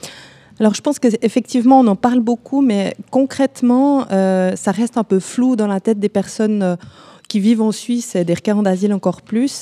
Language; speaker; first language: French; native; French